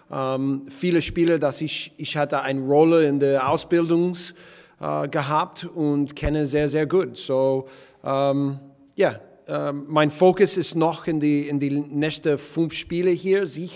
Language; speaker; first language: German; non-native, fluent; English